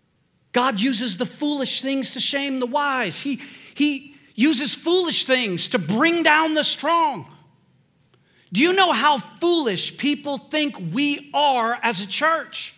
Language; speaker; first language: English; native; English